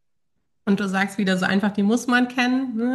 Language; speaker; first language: German; native; German